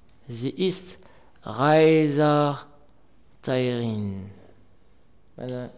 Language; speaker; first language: German; non-native, learner; Arabic